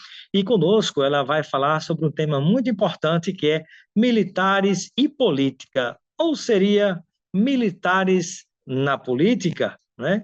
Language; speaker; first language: Portuguese; native; Portuguese